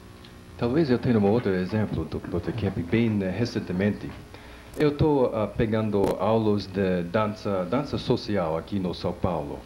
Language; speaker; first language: Portuguese; non-native, fluent; English